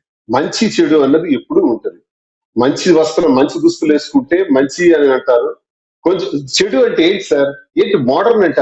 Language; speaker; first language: Telugu; native; Telugu